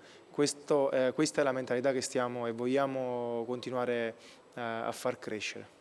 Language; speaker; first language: Italian; native; Italian